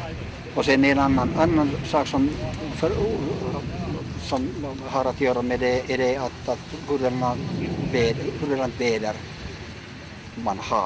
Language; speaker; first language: Swedish; non-native, local second language; Finnish